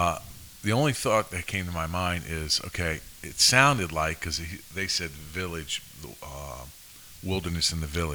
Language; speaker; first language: English; native; English